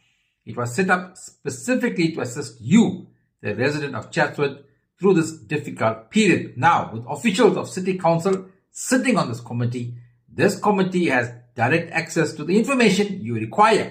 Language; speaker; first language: English; native; English